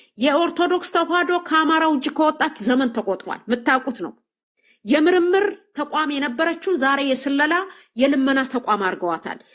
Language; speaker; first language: Amharic; native; Amharic